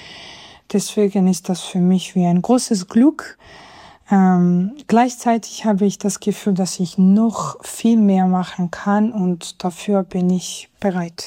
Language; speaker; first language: German; non-native, fluent; Georgian